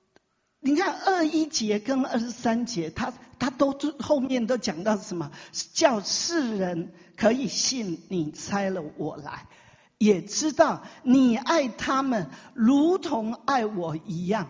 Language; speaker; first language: Chinese; native; Chinese